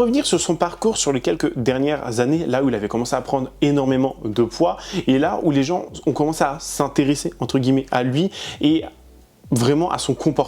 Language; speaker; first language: French; native; French